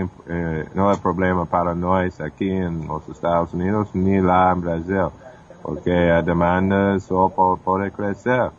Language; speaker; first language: Portuguese; non-native, fluent; English